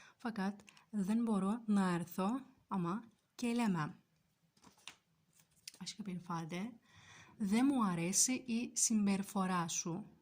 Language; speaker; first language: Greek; non-native, fluent; Turkish